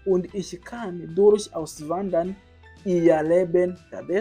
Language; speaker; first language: German; non-native, fluent; Kinyarwanda